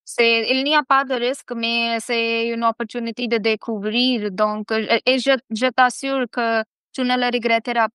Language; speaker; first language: French; non-native, fluent; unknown